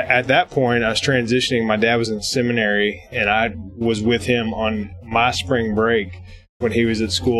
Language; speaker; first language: English; native; English